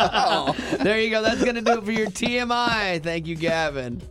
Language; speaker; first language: English; native; English